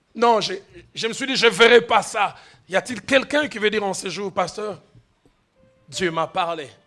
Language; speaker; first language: French; non-native, local second language; Lingala